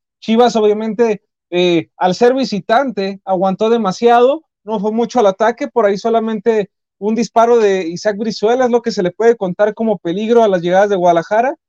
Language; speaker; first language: Spanish; native; Spanish